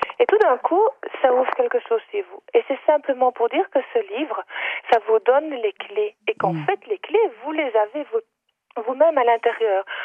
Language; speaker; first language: French; native; French